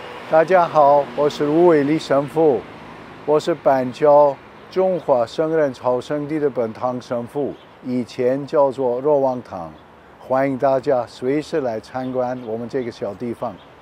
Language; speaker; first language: Chinese; non-native, fluent; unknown